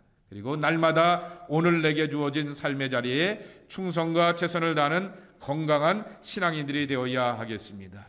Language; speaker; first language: Korean; native; Korean